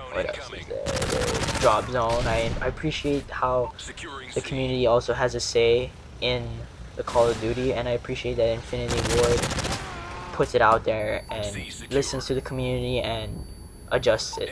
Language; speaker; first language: English; native; English